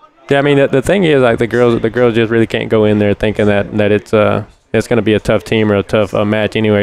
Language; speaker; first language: English; early bilingual, other home language; Spanish